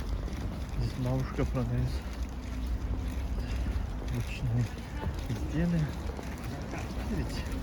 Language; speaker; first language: Russian; early bilingual, other home language; Tajik